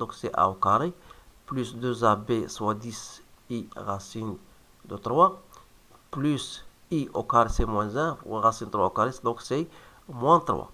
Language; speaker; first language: French; non-native, local second language; Arabic